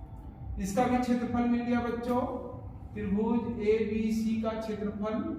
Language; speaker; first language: Hindi; native; Hindi